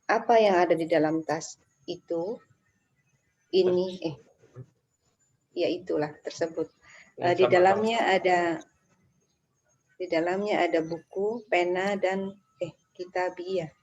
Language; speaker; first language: Indonesian; native; Indonesian